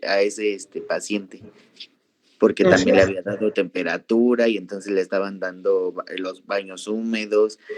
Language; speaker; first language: Spanish; native; Spanish